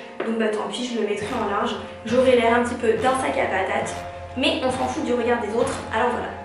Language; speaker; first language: French; early bilingual, other home language; Portuguese